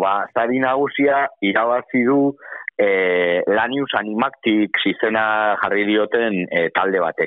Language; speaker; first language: Basque; native; Basque